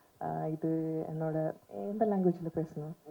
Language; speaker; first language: Tamil; non-native, learner; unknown